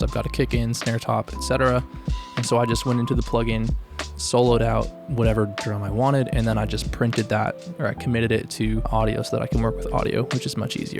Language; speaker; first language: English; native; English